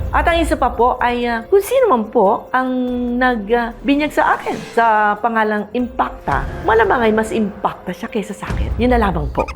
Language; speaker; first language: Filipino; native; Filipino